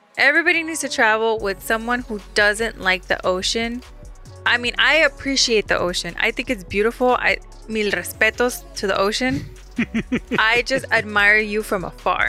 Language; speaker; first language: English; early bilingual, other home language; Spanish